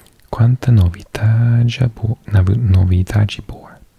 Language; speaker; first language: Portuguese; non-native, learner; English